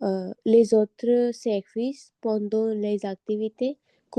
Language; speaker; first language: French; non-native, learner; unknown